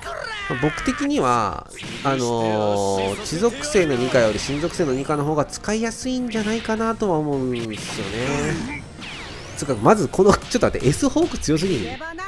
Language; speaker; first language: Japanese; native; Japanese